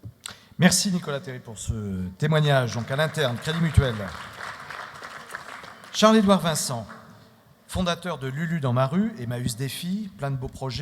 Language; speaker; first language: French; native; French